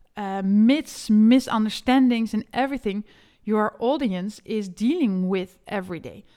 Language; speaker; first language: English; non-native, fluent; Dutch